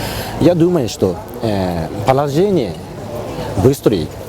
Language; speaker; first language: Russian; non-native, learner; Japanese